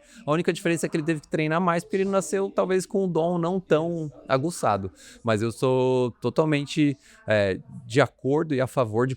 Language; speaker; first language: Portuguese; native; Portuguese